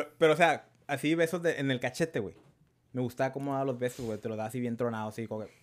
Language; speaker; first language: Spanish; early bilingual, heritage; Spanish